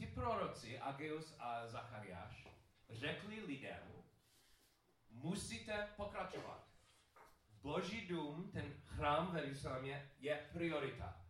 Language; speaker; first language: Czech; non-native, learner; English